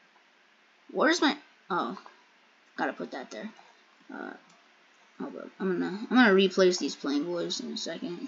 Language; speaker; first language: English; native; English